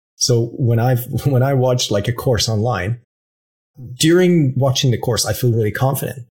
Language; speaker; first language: English; non-native, fluent; Persian